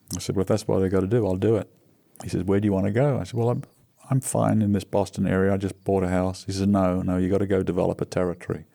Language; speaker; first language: English; native; English